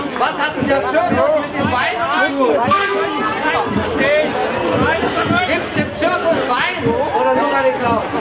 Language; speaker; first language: German; native; German